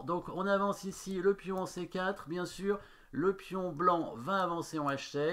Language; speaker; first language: French; native; French